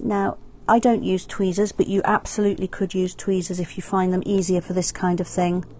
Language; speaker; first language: English; native; English